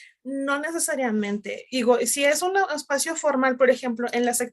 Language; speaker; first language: Spanish; native; Spanish